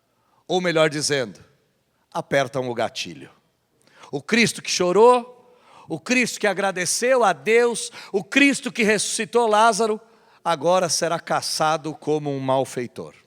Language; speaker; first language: Portuguese; native; Portuguese